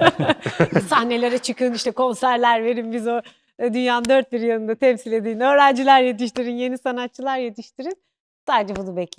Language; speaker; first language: Turkish; native; Turkish